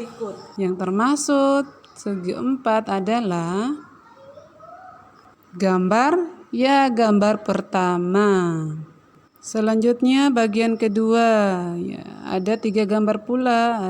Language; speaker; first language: Indonesian; native; Indonesian